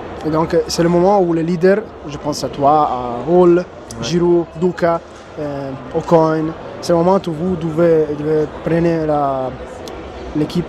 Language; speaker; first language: French; non-native, learner; Italian